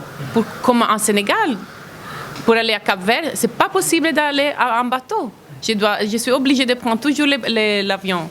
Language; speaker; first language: French; non-native, fluent; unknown